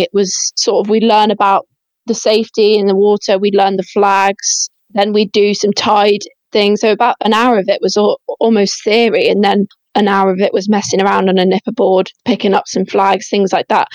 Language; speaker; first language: English; native; English